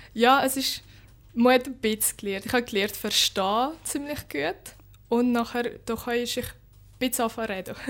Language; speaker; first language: German; early bilingual, other home language; Bosnian